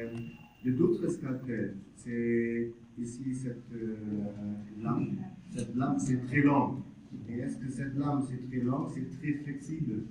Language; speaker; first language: French; non-native, learner; German